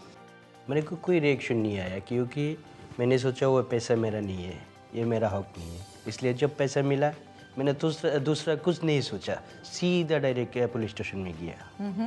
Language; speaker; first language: Hindi; non-native, learner; Bangla